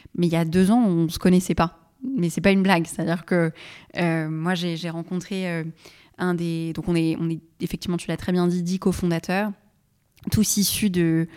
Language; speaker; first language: French; non-native, local second language; Arabic